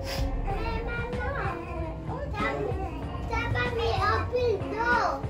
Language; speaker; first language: French; early bilingual, heritage; French